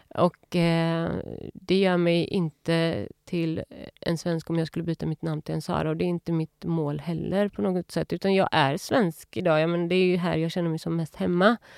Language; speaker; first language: Swedish; early bilingual, other home language; Persian